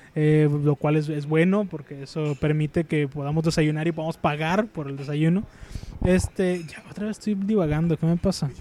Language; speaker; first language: Spanish; native; Spanish